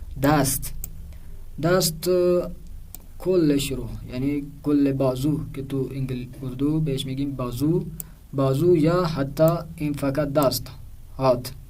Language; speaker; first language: Persian; non-native, fluent; Urdu